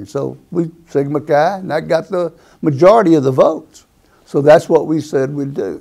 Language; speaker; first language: English; native; English